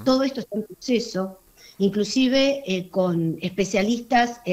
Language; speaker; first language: Spanish; native; Spanish